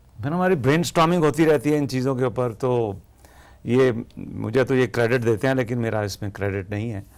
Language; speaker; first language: Urdu; non-native, local second language; Punjabi